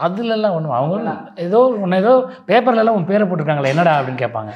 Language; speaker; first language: Tamil; native; Tamil